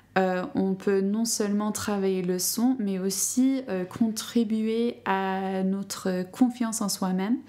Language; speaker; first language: French; non-native, fluent; English